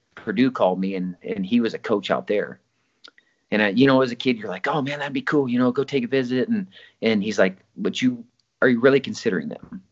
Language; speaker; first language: English; native; English